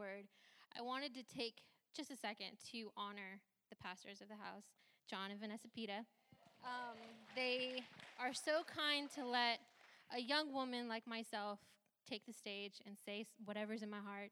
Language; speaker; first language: English; early bilingual, other home language; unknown